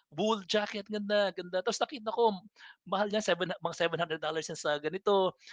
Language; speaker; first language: Filipino; native; Filipino